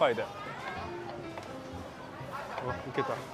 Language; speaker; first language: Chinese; non-native, learner; Japanese